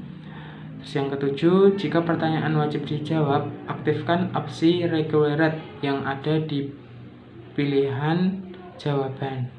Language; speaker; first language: Indonesian; native; Indonesian